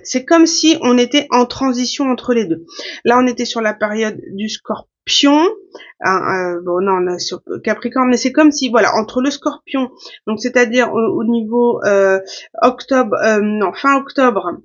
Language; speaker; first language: French; native; French